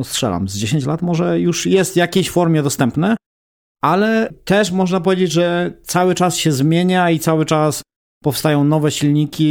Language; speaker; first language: Polish; native; Polish